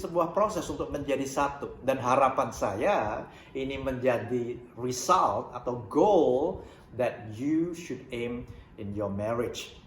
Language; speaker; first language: Indonesian; native; Indonesian